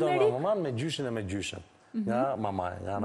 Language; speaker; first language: Albanian; native; Albanian